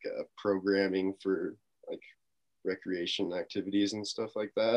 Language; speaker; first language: English; native; English